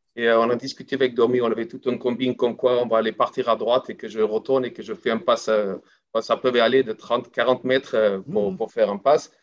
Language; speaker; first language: French; non-native, fluent; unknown